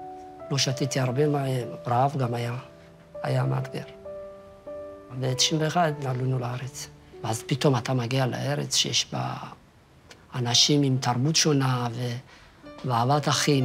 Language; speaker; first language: Hebrew; non-native, fluent; Amharic